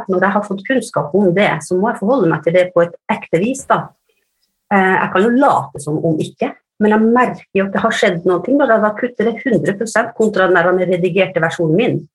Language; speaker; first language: Norwegian; early bilingual, other home language; Finnish